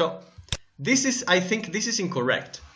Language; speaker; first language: English; non-native, fluent; Spanish